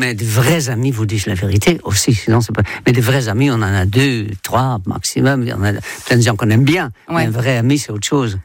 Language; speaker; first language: French; non-native, fluent; Dutch